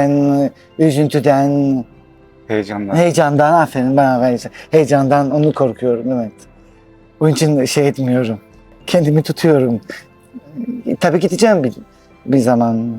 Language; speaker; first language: Turkish; non-native, local second language; Greek